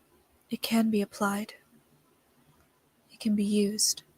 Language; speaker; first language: English; native; English